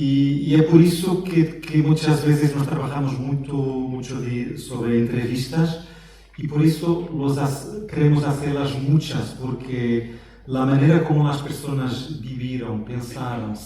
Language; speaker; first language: Spanish; non-native, fluent; Portuguese